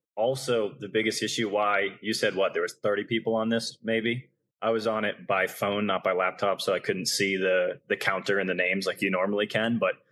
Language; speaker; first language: English; native; English